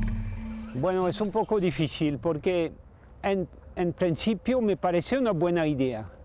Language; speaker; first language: Spanish; non-native, fluent; French